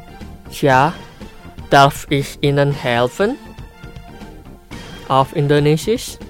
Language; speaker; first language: German; non-native, fluent; Indonesian